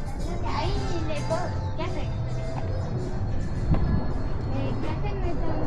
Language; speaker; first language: Spanish; native; Spanish